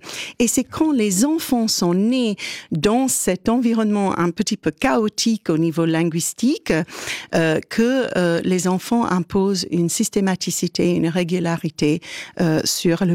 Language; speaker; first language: French; native; French